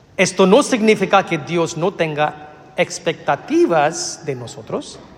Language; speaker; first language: Spanish; non-native, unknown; Malayalam